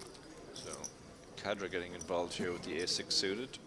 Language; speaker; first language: English; native; English